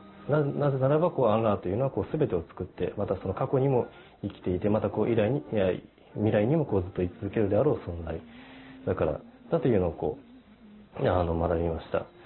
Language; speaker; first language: Japanese; native; Japanese